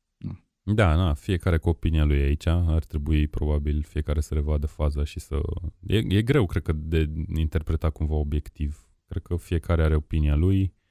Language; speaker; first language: Romanian; native; Romanian